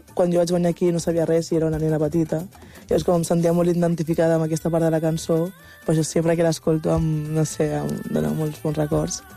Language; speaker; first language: Catalan; early bilingual, other home language; Wolof